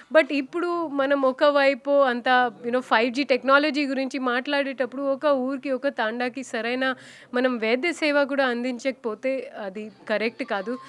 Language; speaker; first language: Telugu; non-native, fluent; Hindi